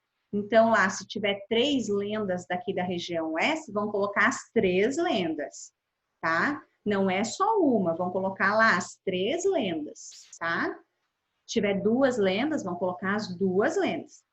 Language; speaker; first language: Portuguese; native; Portuguese